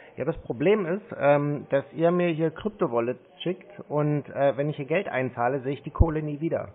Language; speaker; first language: German; native; German